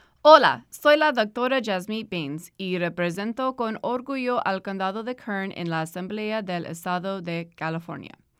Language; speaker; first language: Spanish; non-native, learner; English